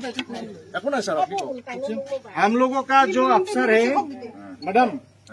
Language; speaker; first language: Hindi; non-native, local second language; Bodo